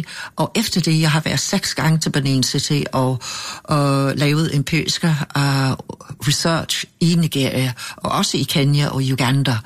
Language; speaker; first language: Danish; non-native, fluent; English